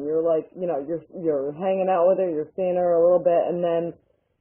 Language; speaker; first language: English; native; English